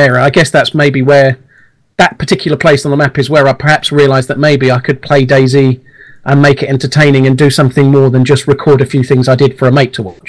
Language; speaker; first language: English; native; English